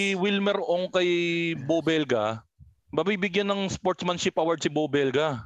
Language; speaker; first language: Filipino; native; Filipino